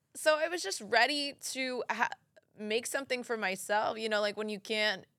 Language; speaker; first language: English; early bilingual, other home language; Italian